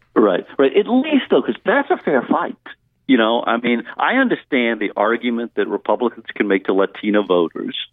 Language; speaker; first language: English; native; English